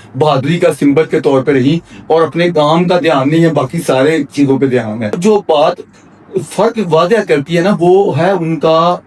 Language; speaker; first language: Urdu; non-native, local second language; Punjabi